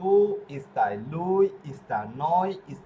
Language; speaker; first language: Italian; non-native, fluent; Bangla